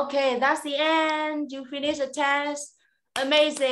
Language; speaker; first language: English; non-native, fluent; Vietnamese